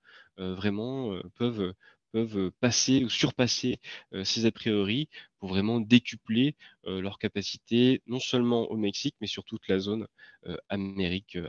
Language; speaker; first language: French; native; French